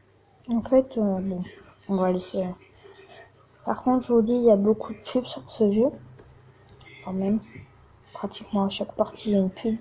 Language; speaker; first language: French; native; French